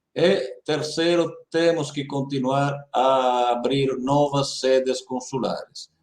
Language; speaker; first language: Portuguese; non-native, fluent; Italian